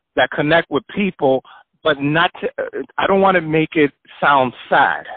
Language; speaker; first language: English; early bilingual, other home language; Spanish